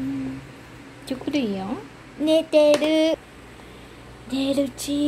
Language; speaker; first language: Japanese; non-native, learner; Vietnamese